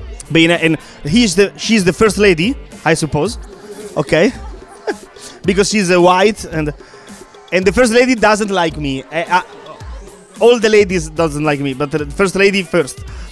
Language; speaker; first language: English; non-native, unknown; Italian